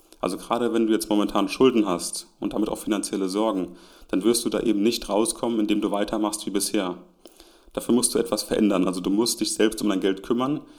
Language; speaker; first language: German; native; German